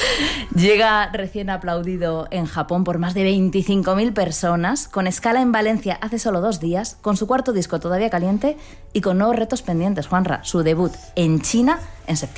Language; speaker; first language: Spanish; native; Spanish